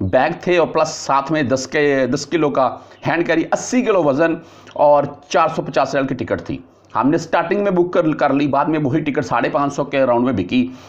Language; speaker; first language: Urdu; non-native, local second language; Punjabi